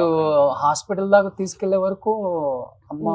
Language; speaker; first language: Telugu; native; Telugu